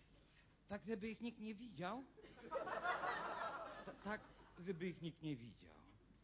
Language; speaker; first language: Polish; native; Polish